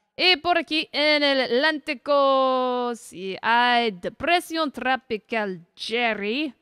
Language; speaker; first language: Spanish; non-native, learner; English